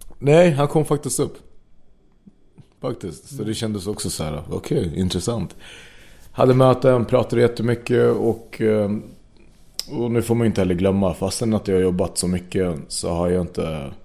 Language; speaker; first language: Swedish; early bilingual, other home language; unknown